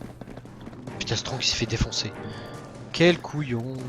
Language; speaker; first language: French; native; French